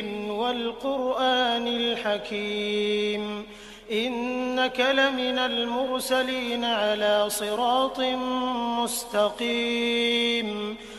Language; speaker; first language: Arabic; native; Arabic